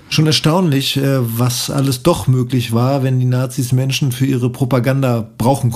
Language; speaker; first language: German; native; German